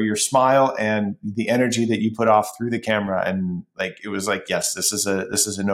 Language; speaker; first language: English; native; English